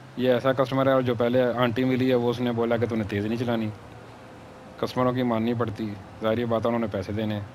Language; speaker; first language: Urdu; native; Urdu